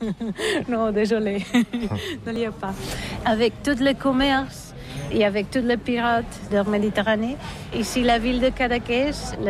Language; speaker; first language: French; non-native, learner; Catalan